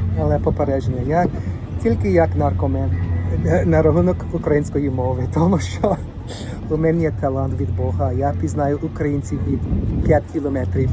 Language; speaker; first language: Ukrainian; non-native, learner; English